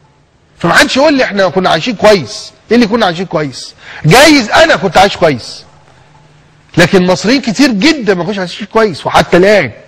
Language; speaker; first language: Arabic; native; Arabic